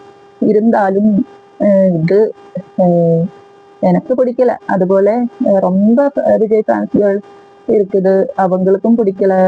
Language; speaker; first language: Tamil; non-native, learner; Malayalam